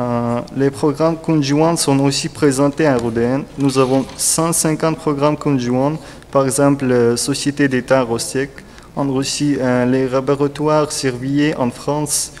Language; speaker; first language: French; non-native, learner; Russian